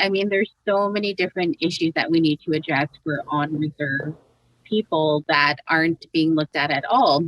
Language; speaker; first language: English; native; English